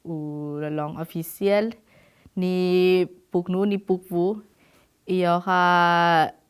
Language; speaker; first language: French; non-native, fluent; Thai